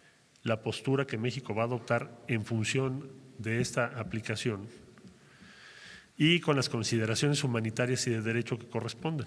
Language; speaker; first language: Spanish; native; Spanish